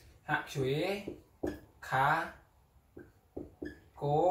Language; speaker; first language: Korean; non-native, fluent; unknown